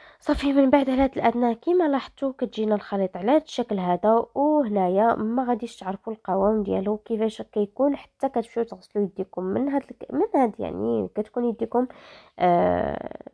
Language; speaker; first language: Arabic; native; Arabic